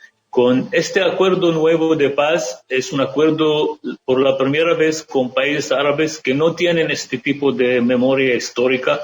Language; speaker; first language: Spanish; non-native, fluent; Arabic